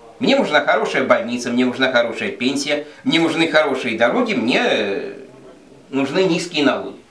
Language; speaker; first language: Russian; native; Russian